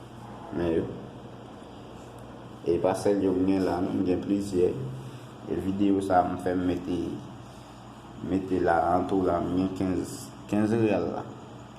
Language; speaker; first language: French; non-native, learner; Haitian Creole